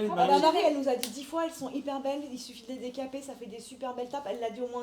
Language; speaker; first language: French; native; French